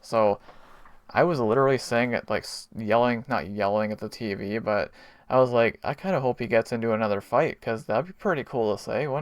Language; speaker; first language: English; native; English